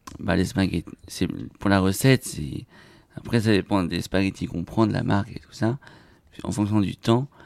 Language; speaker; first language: French; native; French